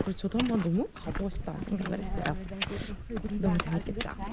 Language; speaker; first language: Korean; native; Korean